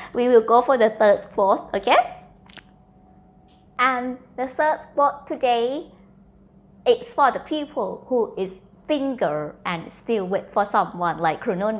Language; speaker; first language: English; non-native, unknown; Thai